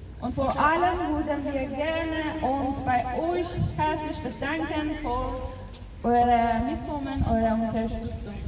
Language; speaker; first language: German; non-native, local second language; Persian